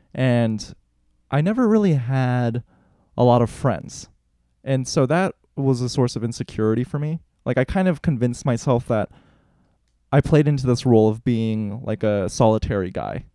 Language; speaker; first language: English; native; English